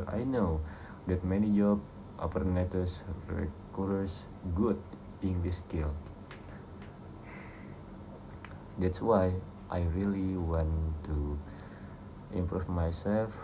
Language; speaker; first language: English; non-native, learner; Indonesian